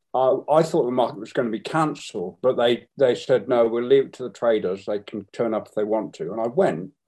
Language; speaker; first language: English; native; English